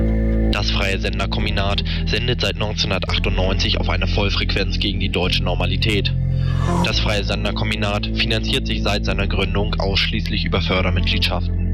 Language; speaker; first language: German; native; German